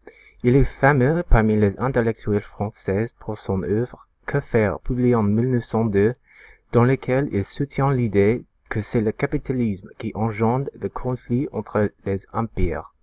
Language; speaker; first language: French; non-native, learner; English